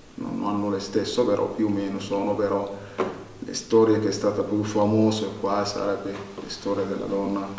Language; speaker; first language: Italian; non-native, learner; Arabic